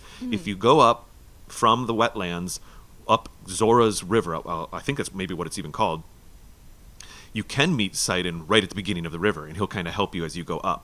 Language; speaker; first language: English; native; English